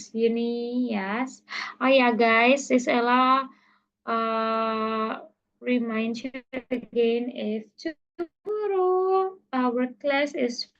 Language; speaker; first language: English; non-native, learner; Indonesian